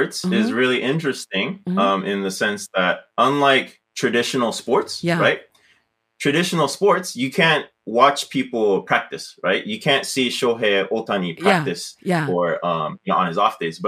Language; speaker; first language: English; native; English